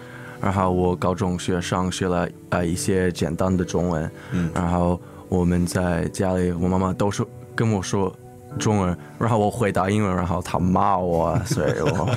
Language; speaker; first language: Chinese; early bilingual, heritage; English